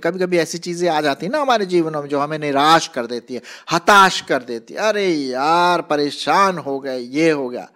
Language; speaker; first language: Hindi; non-native, local second language; Marathi